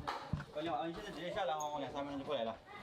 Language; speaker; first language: Chinese; native; Chinese